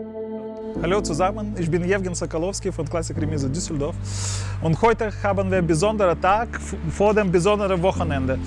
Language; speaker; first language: German; non-native, learner; Russian